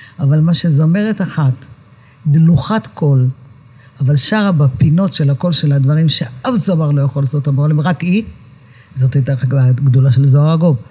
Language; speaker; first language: Hebrew; native; Hebrew